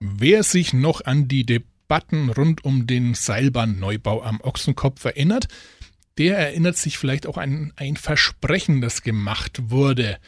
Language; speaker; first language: German; native; German